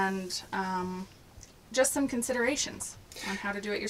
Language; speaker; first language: English; native; English